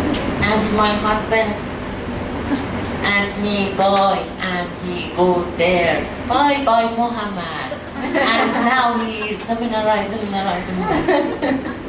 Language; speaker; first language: English; non-native, learner; Persian